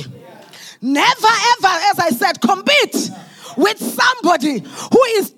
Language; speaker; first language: English; non-native, local second language; Zulu